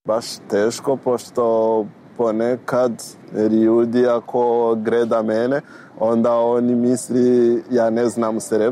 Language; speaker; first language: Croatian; non-native, learner; Rundi